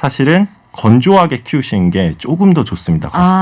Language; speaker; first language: Korean; native; Korean